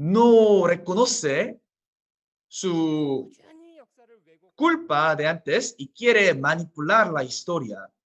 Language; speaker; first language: Spanish; non-native, fluent; Korean